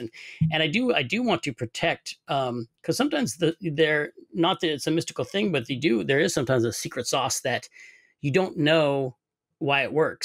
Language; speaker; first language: English; native; English